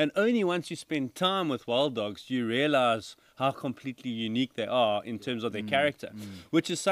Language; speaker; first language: English; native; English